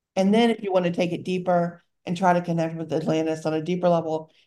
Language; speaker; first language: English; native; English